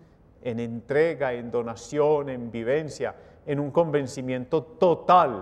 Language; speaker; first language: Spanish; native; Spanish